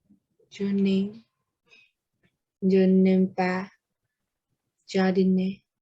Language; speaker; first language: French; non-native, learner; Vietnamese